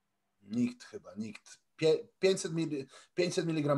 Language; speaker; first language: Polish; early bilingual, heritage; Polish